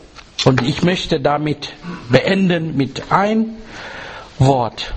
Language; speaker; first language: German; non-native, learner; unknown